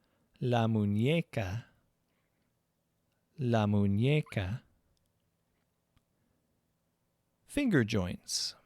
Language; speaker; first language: Spanish; non-native, fluent; English